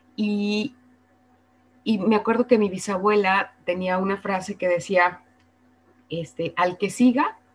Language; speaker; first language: Spanish; native; Spanish